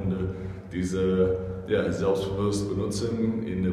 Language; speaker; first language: German; non-native, fluent; English